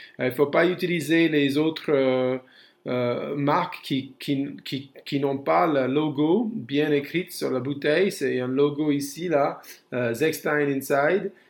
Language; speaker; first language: French; non-native, fluent; English